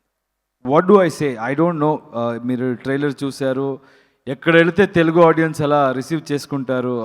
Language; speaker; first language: Telugu; non-native, learner; Kannada